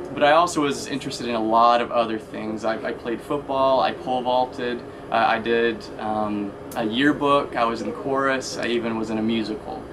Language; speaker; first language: English; native; English